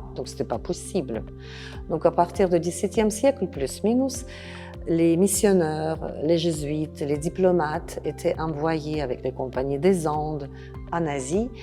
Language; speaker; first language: French; non-native, fluent; Russian